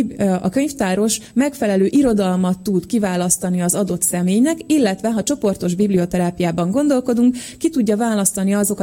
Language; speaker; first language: Hungarian; native; Hungarian